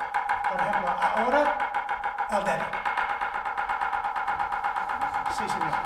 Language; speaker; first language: Spanish; non-native, learner; English